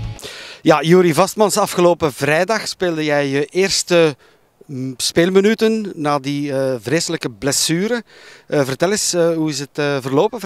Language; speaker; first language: Dutch; native; Dutch